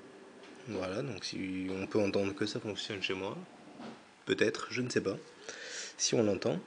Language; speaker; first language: French; native; French